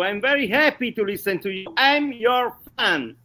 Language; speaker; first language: English; non-native, learner; Italian